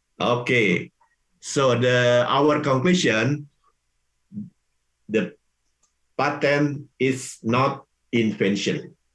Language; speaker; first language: English; non-native, learner; Indonesian